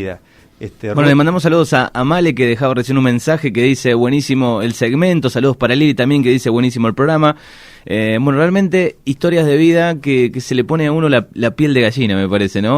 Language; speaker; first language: Spanish; native; Spanish